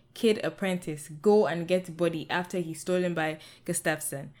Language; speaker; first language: English; non-native, local second language; Yoruba